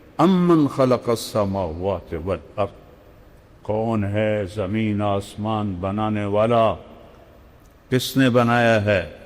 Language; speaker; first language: Urdu; non-native, local second language; Punjabi